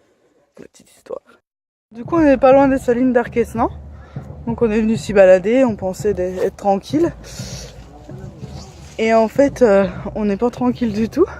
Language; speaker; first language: French; native; French